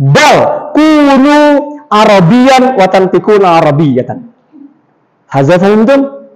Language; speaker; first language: Arabic; non-native, fluent; Indonesian